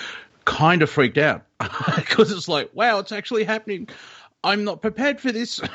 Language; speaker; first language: English; native; English